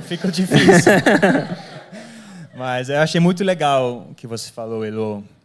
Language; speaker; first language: Portuguese; non-native, fluent; English